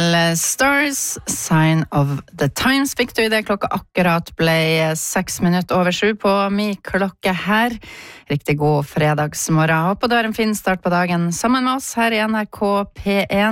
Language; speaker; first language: Norwegian; native; Norwegian